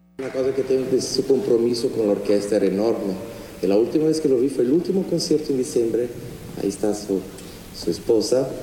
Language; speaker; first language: Spanish; non-native, fluent; Portuguese